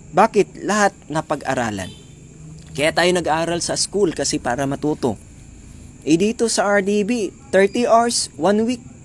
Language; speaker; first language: Filipino; non-native, local second language; Cebuano